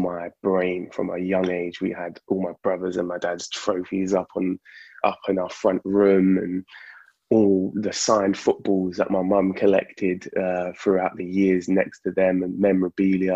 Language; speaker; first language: English; native; English